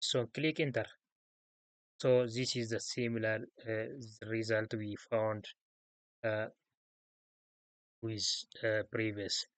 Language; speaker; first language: English; non-native, local second language; Oromo